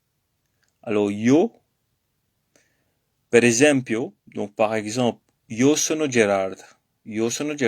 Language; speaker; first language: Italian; non-native, learner; French